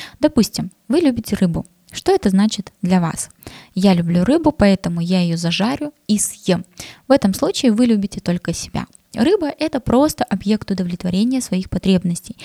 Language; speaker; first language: Russian; native; Russian